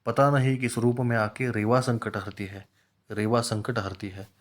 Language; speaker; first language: Hindi; non-native, local second language; Marathi